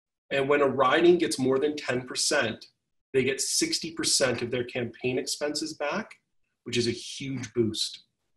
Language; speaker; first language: English; native; English